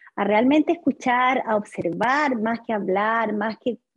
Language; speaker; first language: Spanish; native; Spanish